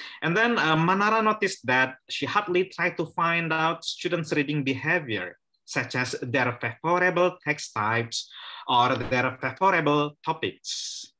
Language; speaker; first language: English; non-native, fluent; Indonesian